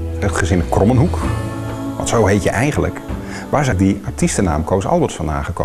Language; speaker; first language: Dutch; native; Dutch